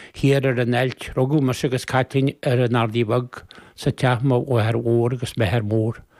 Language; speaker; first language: Irish; native; Irish